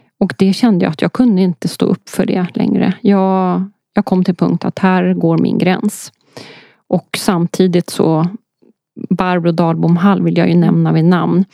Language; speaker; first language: Swedish; early bilingual, other home language; Polish